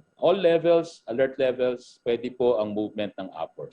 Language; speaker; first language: Filipino; native; Filipino